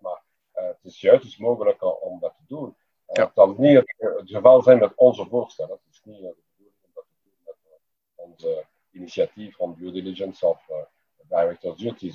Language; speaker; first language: Dutch; non-native, local second language; French